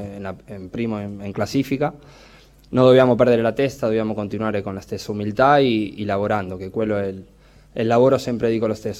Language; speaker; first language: Italian; non-native, fluent; Spanish